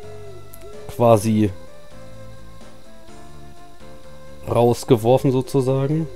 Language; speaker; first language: German; native; German